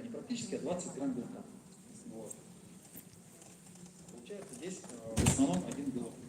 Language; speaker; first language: Russian; native; Russian